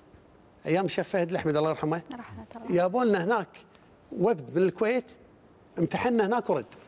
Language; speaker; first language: Arabic; native; Arabic